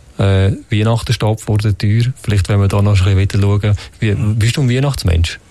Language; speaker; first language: German; native; German